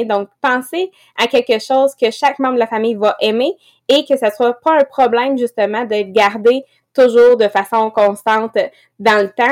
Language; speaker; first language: French; native; French